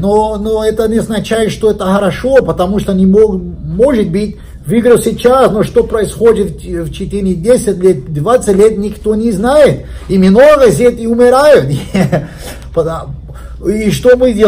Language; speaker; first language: Russian; non-native, learner; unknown